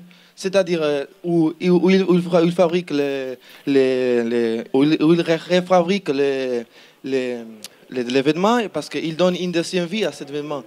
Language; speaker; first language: French; non-native, learner; Spanish